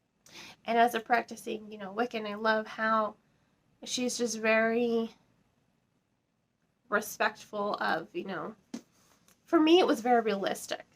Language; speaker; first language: English; native; English